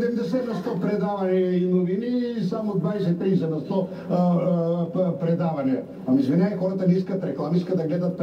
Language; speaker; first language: Bulgarian; native; Bulgarian